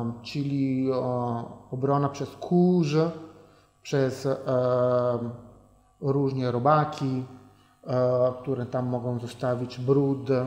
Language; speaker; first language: Polish; non-native, fluent; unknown